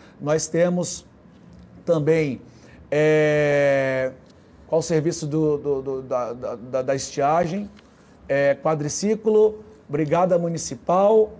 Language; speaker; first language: Portuguese; native; Portuguese